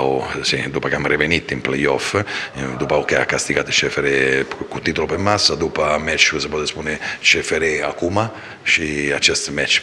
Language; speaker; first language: Romanian; non-native, fluent; Italian